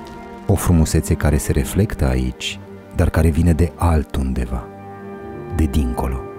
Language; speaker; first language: Romanian; native; Romanian